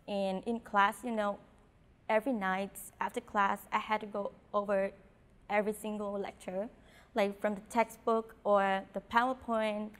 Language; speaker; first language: English; non-native, fluent; Vietnamese